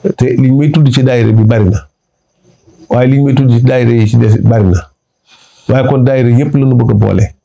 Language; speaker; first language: Wolof; native; Wolof